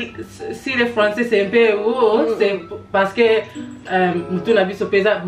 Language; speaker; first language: French; early bilingual, heritage; French